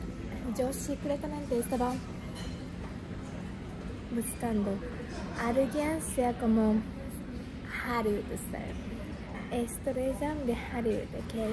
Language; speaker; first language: Spanish; non-native, fluent; Japanese